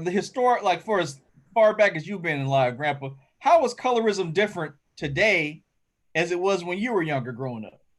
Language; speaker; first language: English; native; English